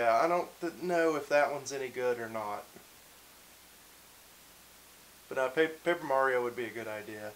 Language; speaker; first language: English; native; English